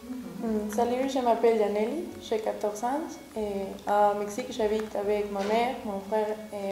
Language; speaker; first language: French; non-native, learner; Spanish